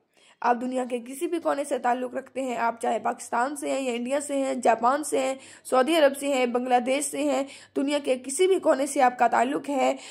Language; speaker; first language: Urdu; native; Urdu